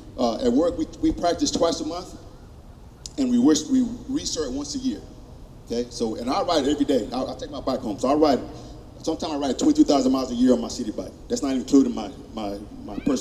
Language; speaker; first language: English; native; English